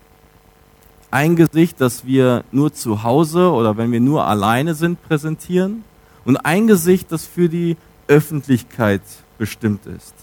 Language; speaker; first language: German; native; German